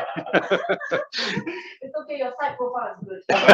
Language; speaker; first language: English; native; English